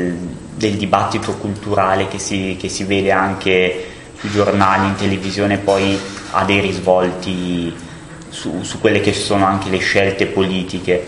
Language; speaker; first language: Italian; native; Italian